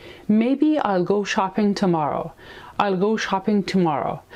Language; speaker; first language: English; non-native, fluent; Persian